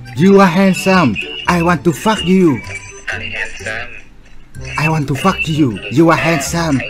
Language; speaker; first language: English; non-native, learner; Vietnamese